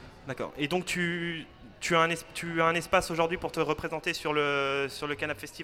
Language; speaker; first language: French; native; French